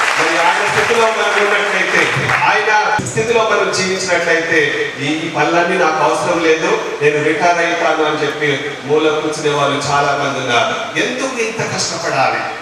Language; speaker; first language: Telugu; non-native, local second language; Lambadi